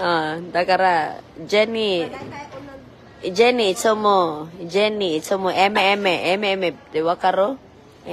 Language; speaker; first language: Japanese; non-native, learner; Filipino